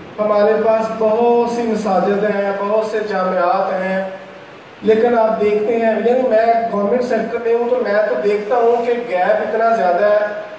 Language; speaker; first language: Urdu; non-native, local second language; Punjabi